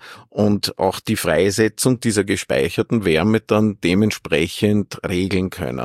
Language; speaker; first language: German; native; German